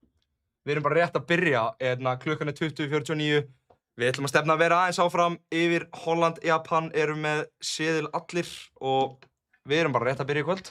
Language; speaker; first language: Icelandic; native; Icelandic